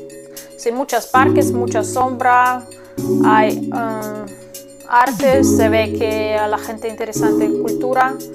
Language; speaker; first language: Spanish; non-native, fluent; Russian